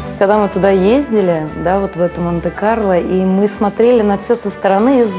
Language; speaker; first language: Russian; native; Russian